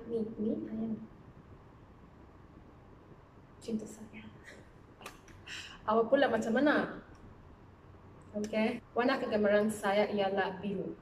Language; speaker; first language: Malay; non-native, learner; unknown